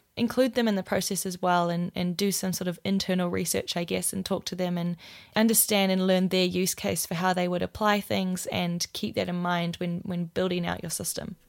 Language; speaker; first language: English; native; English